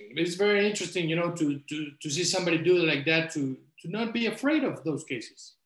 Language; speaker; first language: English; non-native, fluent; Spanish